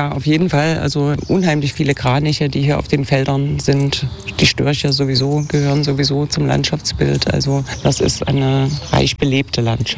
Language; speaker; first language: German; native; German